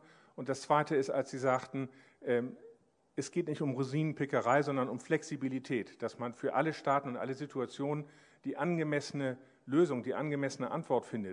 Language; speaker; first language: German; native; German